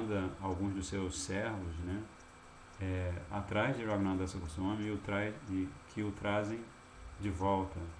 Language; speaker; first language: Portuguese; native; Portuguese